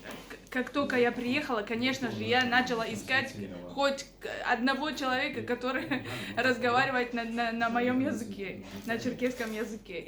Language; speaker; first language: Russian; native; Russian